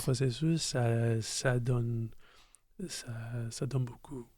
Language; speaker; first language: French; non-native, local second language; English